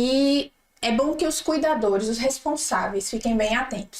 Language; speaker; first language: Portuguese; native; Portuguese